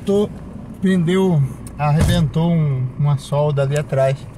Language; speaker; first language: Portuguese; native; Portuguese